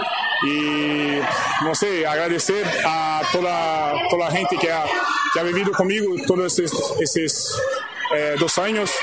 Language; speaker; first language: Spanish; non-native, fluent; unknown